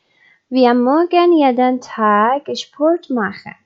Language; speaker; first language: German; non-native, learner; Persian